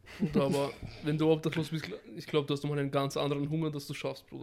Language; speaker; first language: German; native; German